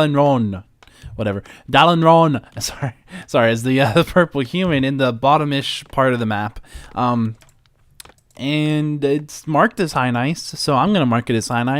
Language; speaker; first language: English; native; English